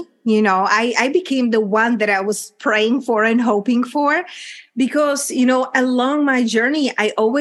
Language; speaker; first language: English; non-native, fluent; Czech